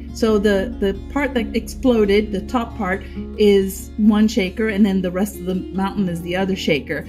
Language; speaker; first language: English; non-native, fluent; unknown